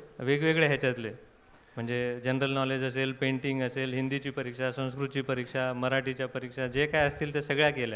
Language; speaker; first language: Marathi; native; Marathi